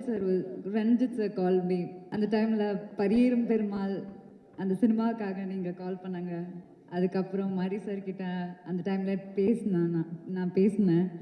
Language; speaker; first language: Tamil; non-native, local second language; Malayalam